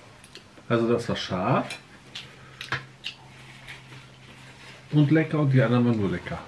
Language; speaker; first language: German; native; German